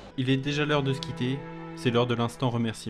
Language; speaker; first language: French; native; French